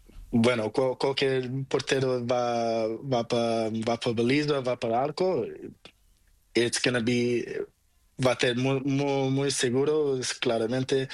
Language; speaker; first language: Spanish; non-native, learner; Portuguese